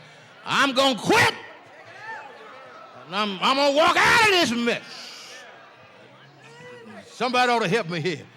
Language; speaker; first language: English; native; English